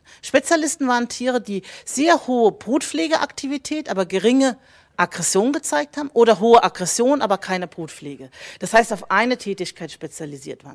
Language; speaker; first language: German; native; German